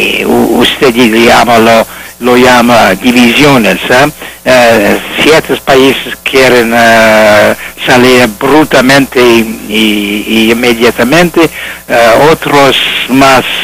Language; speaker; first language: Spanish; non-native, fluent; French